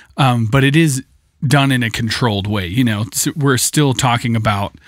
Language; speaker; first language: English; native; English